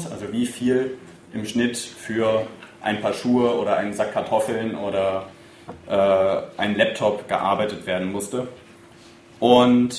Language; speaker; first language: German; native; German